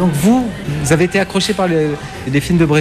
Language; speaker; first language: French; native; French